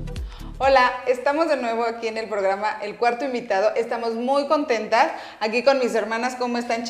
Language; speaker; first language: Spanish; native; Spanish